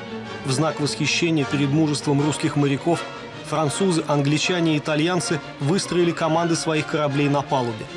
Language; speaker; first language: Russian; native; Russian